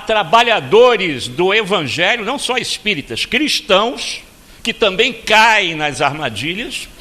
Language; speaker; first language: Portuguese; native; Portuguese